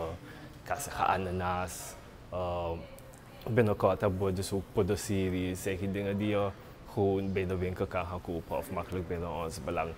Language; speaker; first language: Dutch; native; Dutch